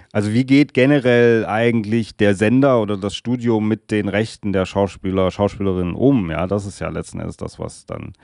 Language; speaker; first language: German; native; German